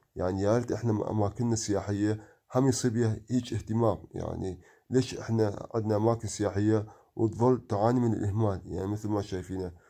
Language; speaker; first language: Arabic; non-native, local second language; Kurdish